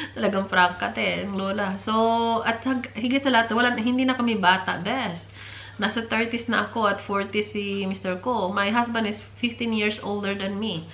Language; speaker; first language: Filipino; non-native, local second language; Cebuano